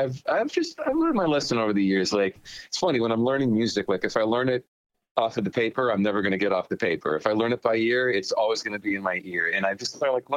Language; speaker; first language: English; native; English